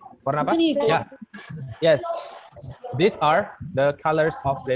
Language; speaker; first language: English; non-native, fluent; Indonesian